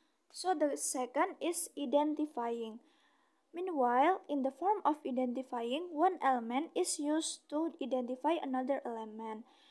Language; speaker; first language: English; non-native, learner; Indonesian